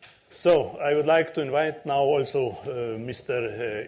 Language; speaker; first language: English; non-native, fluent; Slovenian